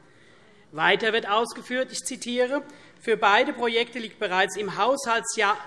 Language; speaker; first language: German; native; German